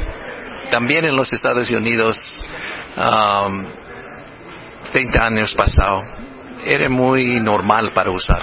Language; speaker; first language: Spanish; non-native, fluent; English